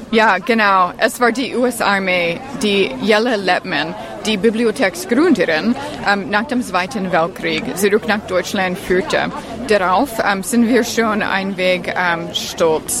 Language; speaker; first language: German; non-native, learner; English